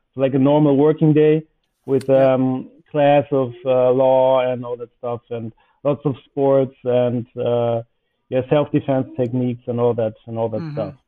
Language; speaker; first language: English; non-native, fluent; German